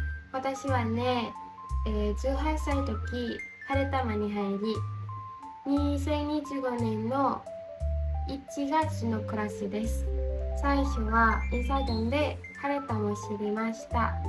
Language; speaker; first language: Japanese; non-native, learner; Indonesian